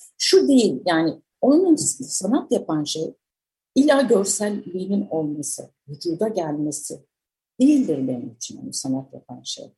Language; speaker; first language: Turkish; native; Turkish